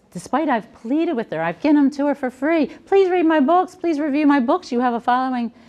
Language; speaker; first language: English; native; English